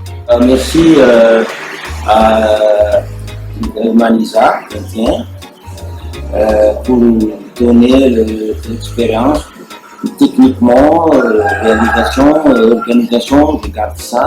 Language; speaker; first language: French; non-native, local second language; Malagasy